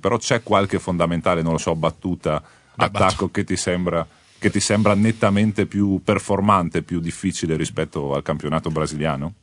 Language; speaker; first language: Italian; native; Italian